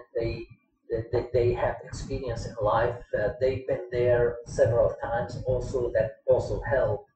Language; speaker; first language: English; non-native, fluent; Arabic